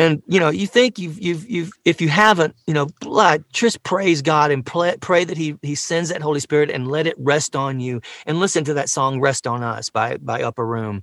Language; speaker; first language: English; native; English